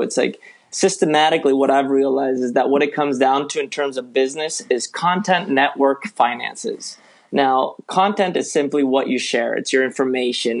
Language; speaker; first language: English; early bilingual, other home language; Spanish